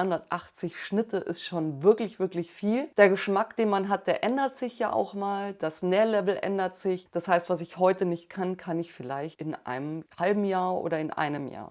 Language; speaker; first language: German; native; German